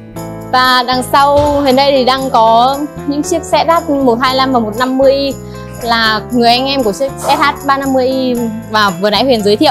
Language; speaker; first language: Vietnamese; native; Vietnamese